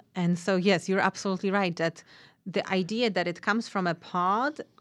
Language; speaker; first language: English; non-native, fluent; Polish